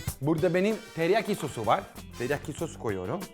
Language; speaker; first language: Turkish; non-native, learner; Italian